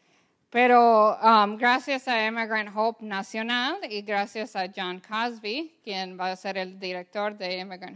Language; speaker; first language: Spanish; early bilingual, heritage; English